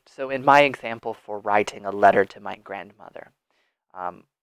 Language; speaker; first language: English; native; English